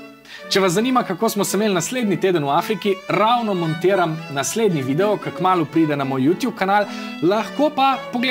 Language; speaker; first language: Slovenian; native; Slovenian